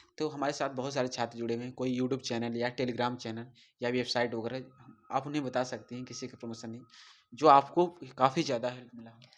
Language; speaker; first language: Hindi; native; Hindi